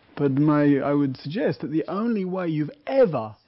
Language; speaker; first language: English; native; English